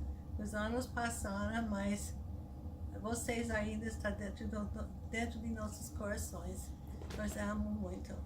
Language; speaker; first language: Portuguese; non-native, learner; English